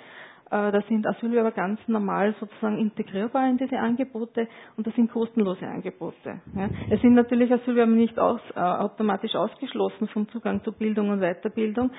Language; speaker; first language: German; native; German